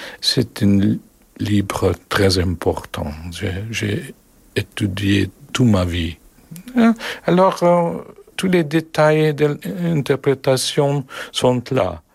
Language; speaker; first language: French; non-native, learner; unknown